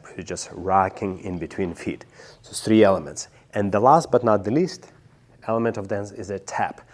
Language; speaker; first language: English; non-native, fluent; Russian